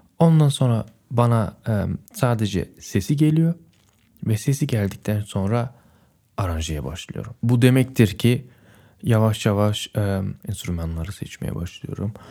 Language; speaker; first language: Turkish; native; Turkish